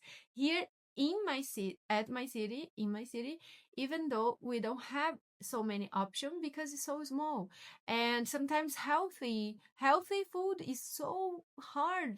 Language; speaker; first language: English; non-native, learner; Portuguese